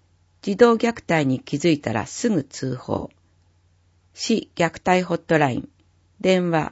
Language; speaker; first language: Japanese; native; Japanese